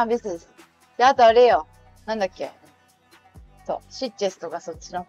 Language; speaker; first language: Spanish; non-native, learner; Japanese